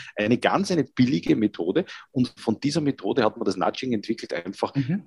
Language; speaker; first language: German; native; German